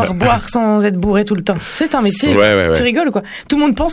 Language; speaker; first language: French; native; French